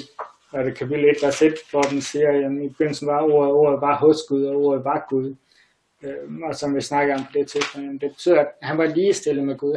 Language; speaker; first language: Danish; native; Danish